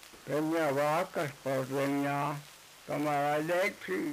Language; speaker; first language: Spanish; non-native, local second language; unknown